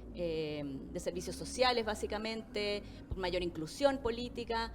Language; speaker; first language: Spanish; native; Spanish